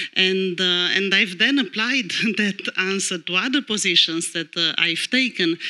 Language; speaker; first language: English; non-native, fluent; Romanian